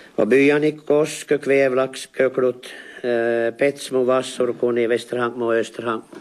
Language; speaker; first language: Swedish; native; Swedish